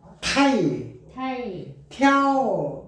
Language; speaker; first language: Korean; native; Korean